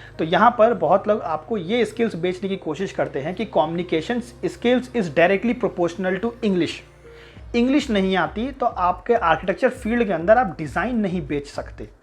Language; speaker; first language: Hindi; native; Hindi